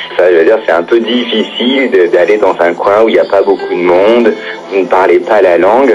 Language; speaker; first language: French; native; French